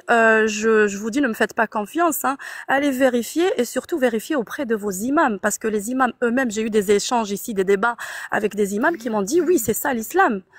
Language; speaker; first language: French; non-native, local second language; Arabic